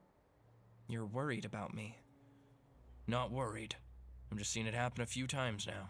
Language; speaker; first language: English; native; English